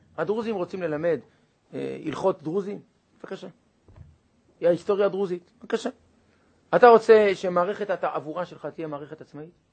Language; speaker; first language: Hebrew; native; Hebrew